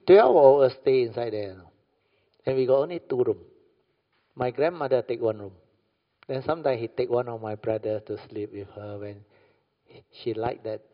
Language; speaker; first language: English; non-native, local second language; Min Nan Chinese